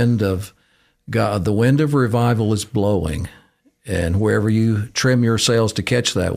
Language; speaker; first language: English; native; English